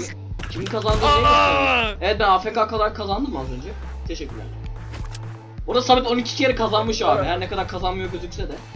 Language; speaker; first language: Turkish; native; Turkish